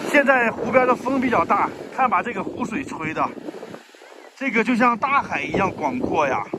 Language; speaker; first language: Chinese; native; Chinese